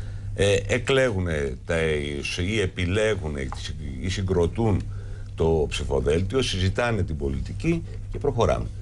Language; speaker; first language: Greek; native; Greek